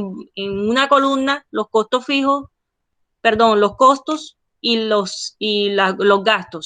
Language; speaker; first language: Spanish; native; Spanish